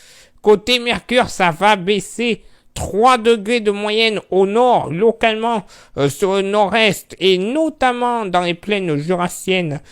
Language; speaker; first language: French; native; French